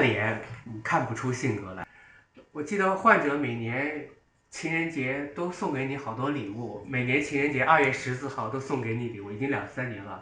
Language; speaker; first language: Chinese; native; Chinese